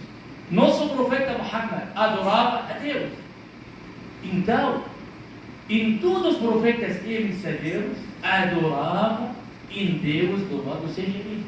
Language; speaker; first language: Portuguese; non-native, learner; Arabic